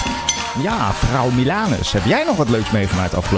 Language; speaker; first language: Dutch; native; Dutch